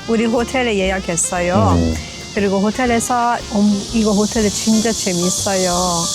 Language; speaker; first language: Korean; non-native, learner; Persian